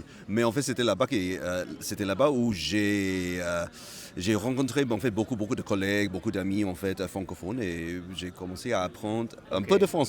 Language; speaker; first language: French; non-native, fluent; Malay